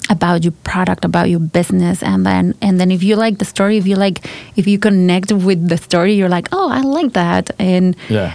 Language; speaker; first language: English; non-native, fluent; Spanish